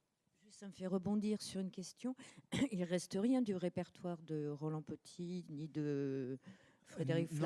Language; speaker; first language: French; native; French